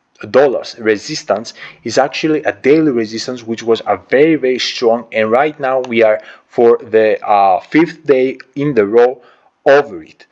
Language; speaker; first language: English; non-native, fluent; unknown